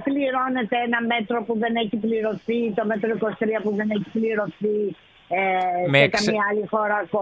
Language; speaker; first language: Greek; native; Greek